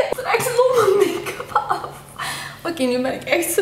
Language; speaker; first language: Dutch; early bilingual, other home language; Turkish